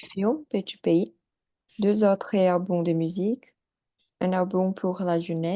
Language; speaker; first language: French; non-native, learner; Portuguese